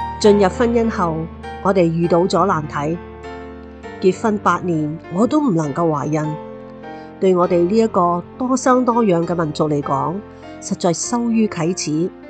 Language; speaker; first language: Chinese; non-native, local second language; Cantonese